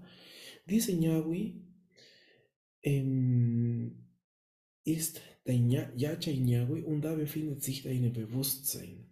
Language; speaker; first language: German; non-native, fluent; Spanish